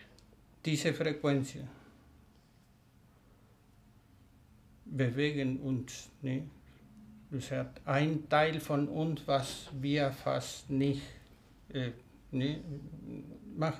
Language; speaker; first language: German; non-native, learner; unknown